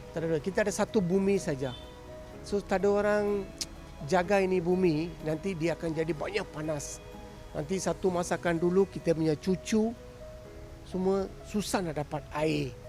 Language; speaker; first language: Malay; non-native, local second language; Tamil